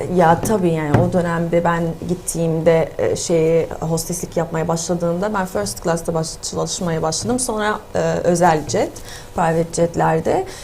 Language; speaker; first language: Turkish; non-native, fluent; Arabic